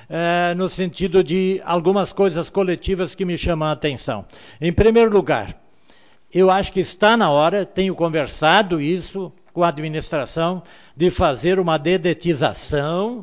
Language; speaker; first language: Portuguese; native; Portuguese